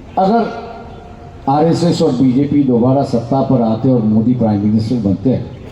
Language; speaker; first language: Hindi; non-native, local second language; Marathi